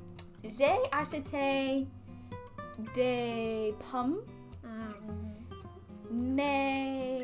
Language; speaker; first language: French; non-native, learner; English